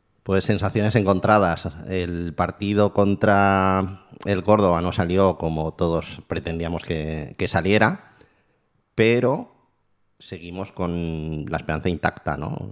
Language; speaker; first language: Spanish; native; Spanish